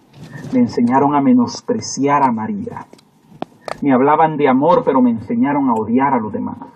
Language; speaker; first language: Spanish; native; Spanish